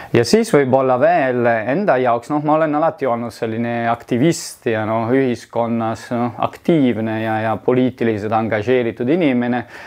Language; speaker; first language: Estonian; non-native, fluent; Italian